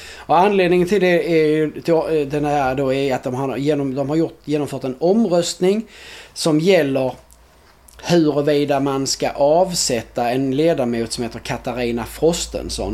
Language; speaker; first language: Swedish; native; Swedish